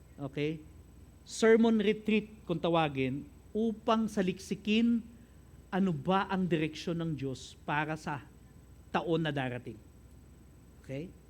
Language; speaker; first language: Filipino; native; Filipino